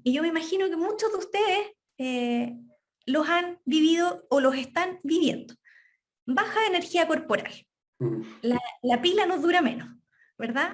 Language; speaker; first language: Spanish; native; Spanish